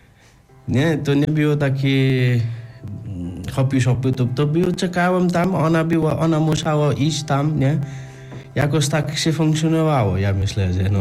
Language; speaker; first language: Polish; non-native, learner; Nepali